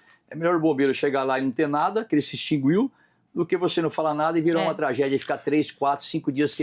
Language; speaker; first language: Portuguese; native; Portuguese